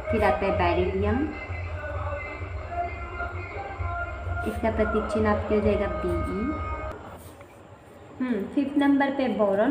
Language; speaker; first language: Hindi; native; Hindi